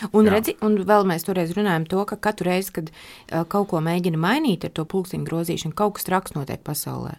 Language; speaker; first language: Latvian; native; Latvian